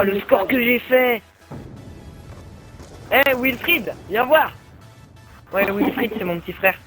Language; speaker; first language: French; native; French